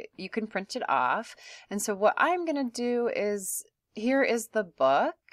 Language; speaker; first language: English; native; English